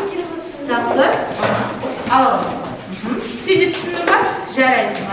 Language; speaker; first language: Kazakh; native; Kazakh